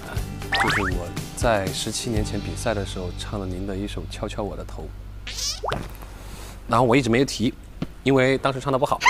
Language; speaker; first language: Chinese; native; Chinese